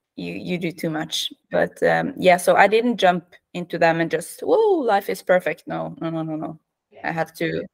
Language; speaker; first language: English; non-native, fluent; Norwegian